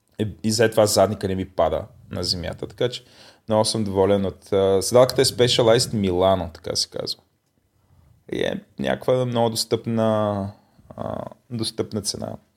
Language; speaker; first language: Bulgarian; native; Bulgarian